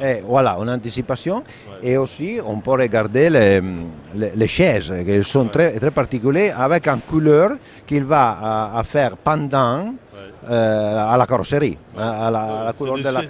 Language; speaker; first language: French; non-native, fluent; Italian